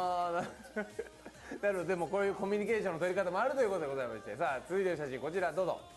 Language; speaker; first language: Japanese; native; Japanese